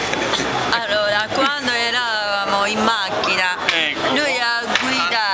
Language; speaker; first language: Italian; non-native, learner; Japanese